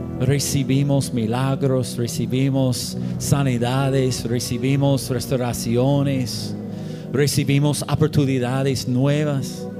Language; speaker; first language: Spanish; non-native, learner; English